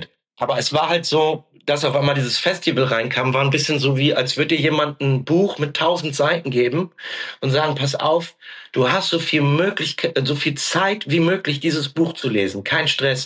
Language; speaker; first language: German; native; German